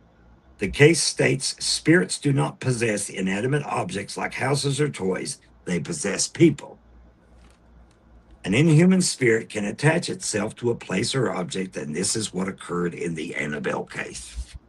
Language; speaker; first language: English; native; English